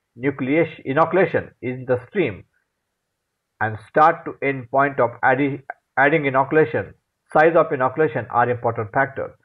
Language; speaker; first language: English; non-native, local second language; Marathi